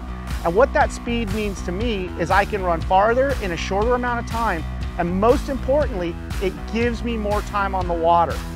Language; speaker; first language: English; native; English